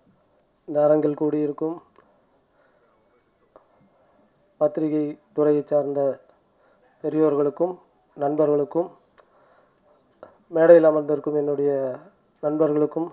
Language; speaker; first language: Tamil; native; Tamil